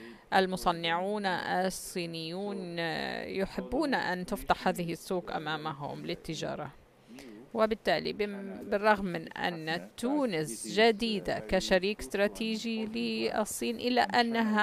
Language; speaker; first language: Arabic; non-native, fluent; Chinese